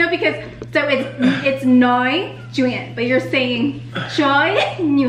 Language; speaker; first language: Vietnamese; early bilingual, heritage; English